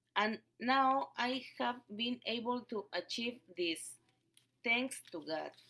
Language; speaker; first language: English; non-native, learner; Spanish